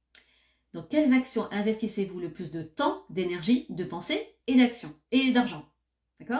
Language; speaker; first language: French; native; French